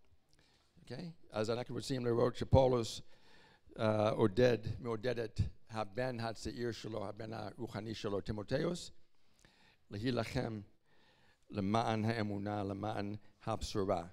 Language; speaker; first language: Hebrew; non-native, fluent; English